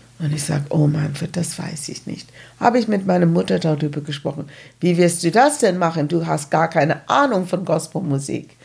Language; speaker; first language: German; non-native, fluent; English